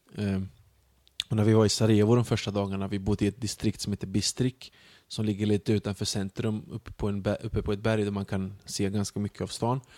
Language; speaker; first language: Swedish; early bilingual, other home language; Bosnian